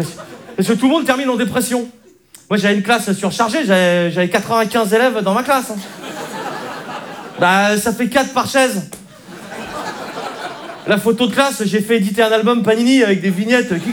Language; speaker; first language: French; native; French